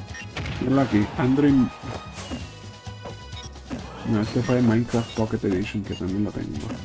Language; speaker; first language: Spanish; native; Spanish